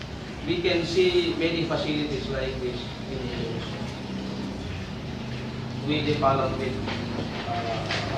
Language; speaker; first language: English; non-native, fluent; Indonesian